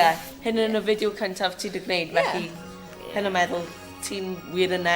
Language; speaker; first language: Welsh; non-native, local second language; English